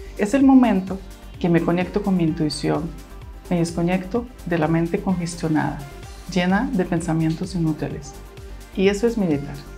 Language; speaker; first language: Spanish; non-native, fluent; Russian